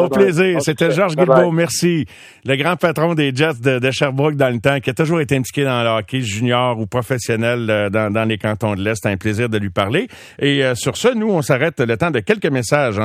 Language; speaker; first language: French; native; French